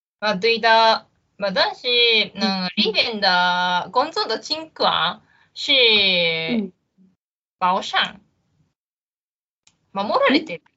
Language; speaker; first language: Chinese; non-native, learner; Japanese